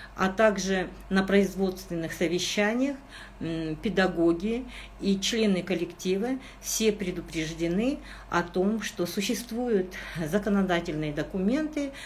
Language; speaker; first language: Russian; non-native, local second language; Kazakh